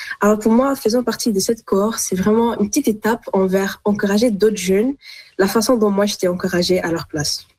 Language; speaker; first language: French; non-native, local second language; Arabic